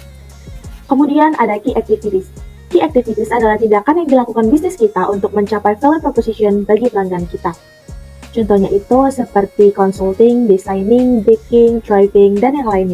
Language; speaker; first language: Indonesian; native; Indonesian